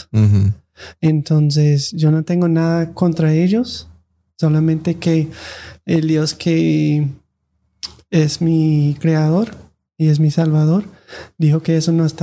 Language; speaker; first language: Spanish; non-native, fluent; English